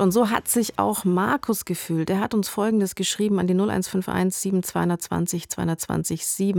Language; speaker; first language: German; native; German